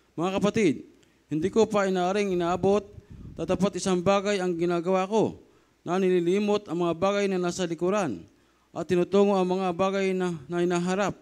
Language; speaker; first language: Filipino; native; Filipino